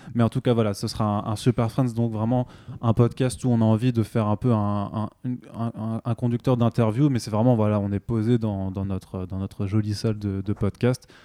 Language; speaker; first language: French; native; French